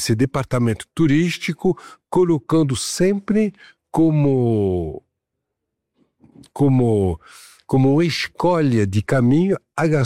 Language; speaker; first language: Portuguese; non-native, fluent; French